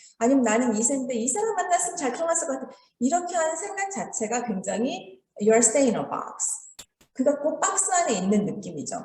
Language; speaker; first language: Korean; native; Korean